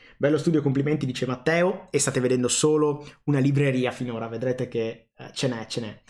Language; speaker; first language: Italian; native; Italian